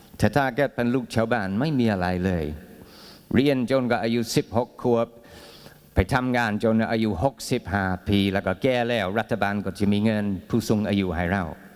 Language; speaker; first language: Thai; non-native, fluent; English